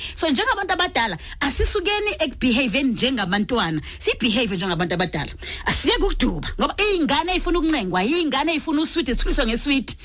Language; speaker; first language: Zulu; non-native, local second language; Swati